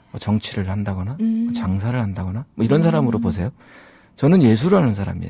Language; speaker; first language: Korean; native; Korean